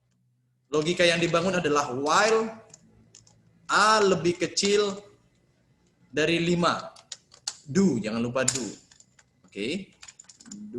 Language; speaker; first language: Indonesian; native; Indonesian